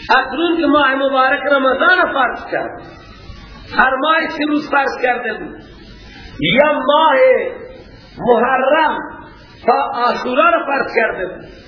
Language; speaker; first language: Persian; native; Persian